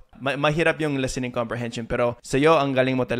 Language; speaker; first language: Filipino; non-native, fluent; English